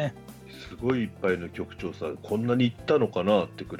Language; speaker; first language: Japanese; native; Japanese